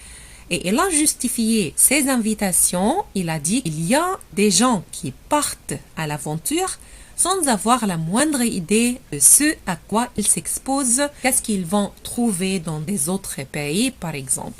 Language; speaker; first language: French; non-native, fluent; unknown